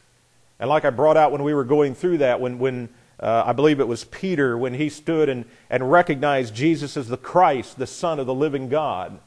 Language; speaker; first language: English; native; English